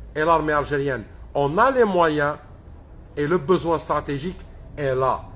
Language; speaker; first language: French; non-native, local second language; Arabic